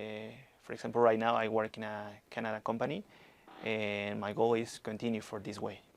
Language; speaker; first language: English; non-native, learner; Spanish